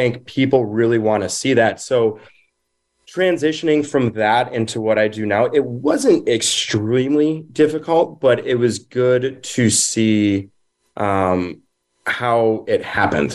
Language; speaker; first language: English; native; English